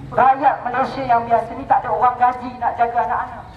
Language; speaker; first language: Malay; native; Malay